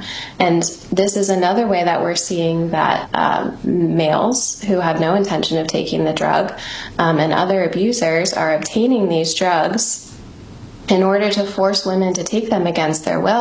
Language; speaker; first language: English; native; English